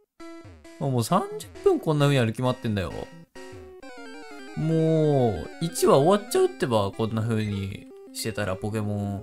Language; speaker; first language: Japanese; native; Japanese